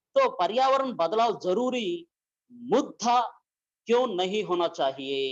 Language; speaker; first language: Hindi; non-native, local second language; Telugu